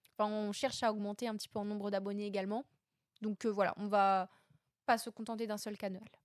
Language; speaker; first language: French; native; French